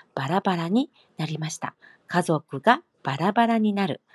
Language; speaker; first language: Korean; non-native, fluent; Japanese